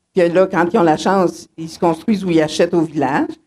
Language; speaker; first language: French; native; French